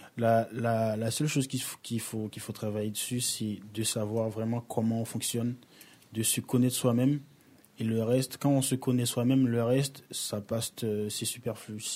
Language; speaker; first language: French; early bilingual, other home language; Haitian Creole